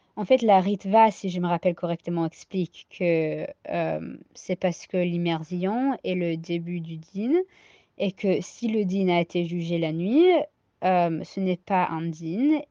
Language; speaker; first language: French; non-native, fluent; English